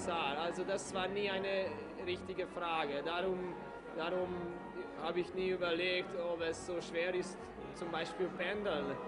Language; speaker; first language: German; non-native, local second language; Hungarian